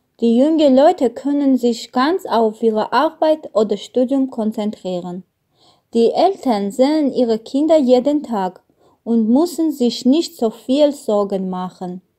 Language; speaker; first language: German; non-native, learner; Armenian